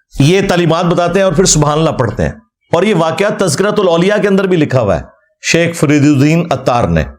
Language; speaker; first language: Urdu; non-native, local second language; Punjabi